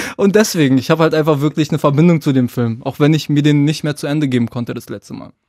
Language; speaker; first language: German; early bilingual, other home language; Arabic